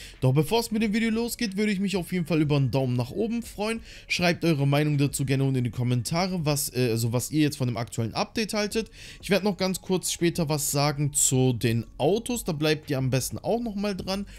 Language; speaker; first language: German; native; German